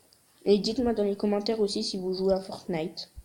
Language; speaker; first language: French; native; French